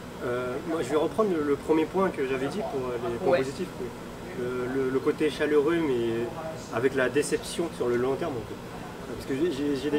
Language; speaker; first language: French; early bilingual, other home language; Min Nan Chinese